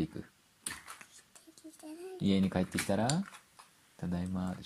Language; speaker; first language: Japanese; native; Japanese